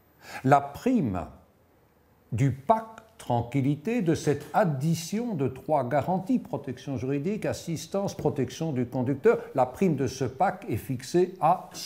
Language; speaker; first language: French; native; French